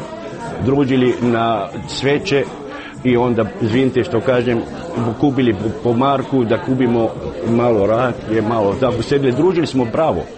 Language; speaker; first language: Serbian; non-native, fluent; Arabic